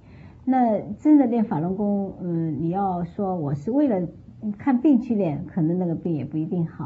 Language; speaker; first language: Chinese; native; Chinese